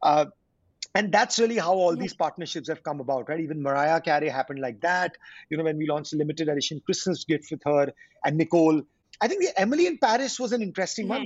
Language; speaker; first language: English; non-native, local second language; Hindi